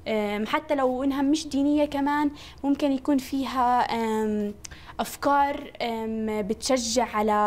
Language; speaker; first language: Arabic; native; Arabic